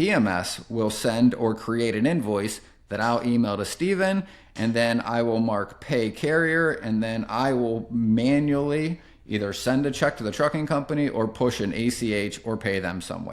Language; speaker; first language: English; native; English